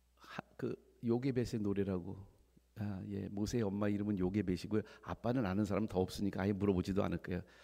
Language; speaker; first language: Korean; early bilingual, heritage; Korean